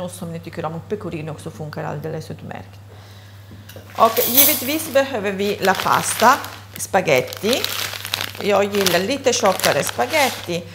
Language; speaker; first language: Swedish; non-native, fluent; Italian